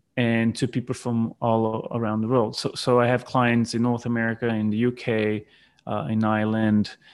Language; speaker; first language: English; non-native, fluent; Portuguese